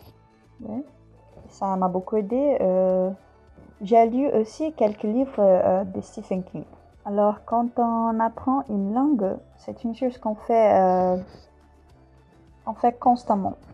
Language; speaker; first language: French; non-native, fluent; Portuguese